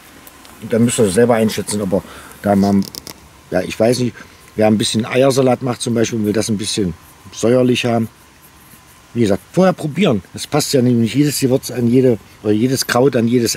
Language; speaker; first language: German; native; German